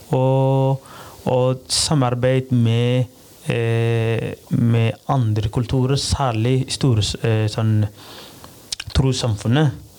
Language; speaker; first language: Norwegian; non-native, fluent; Somali